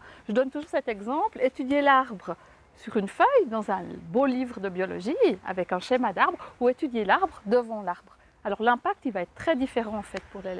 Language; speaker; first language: French; native; French